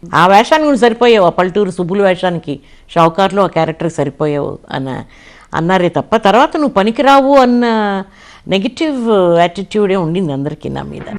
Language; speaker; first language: Telugu; native; Telugu